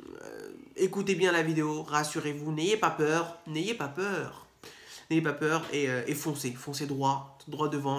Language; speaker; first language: French; native; French